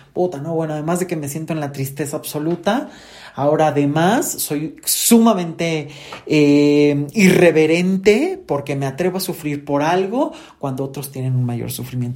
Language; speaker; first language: Spanish; native; Spanish